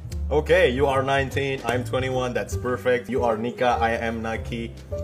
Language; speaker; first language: English; non-native, fluent; Indonesian